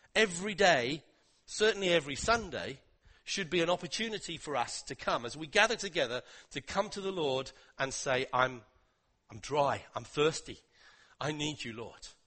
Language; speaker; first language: English; native; English